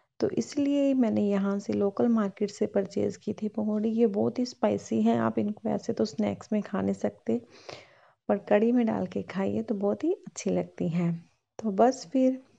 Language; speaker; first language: Hindi; non-native, local second language; Punjabi